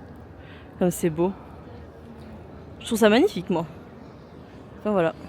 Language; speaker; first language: French; native; French